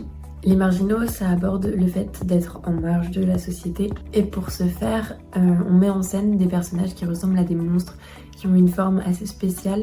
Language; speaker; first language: French; native; French